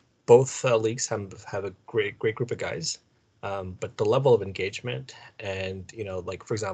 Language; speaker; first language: English; native; English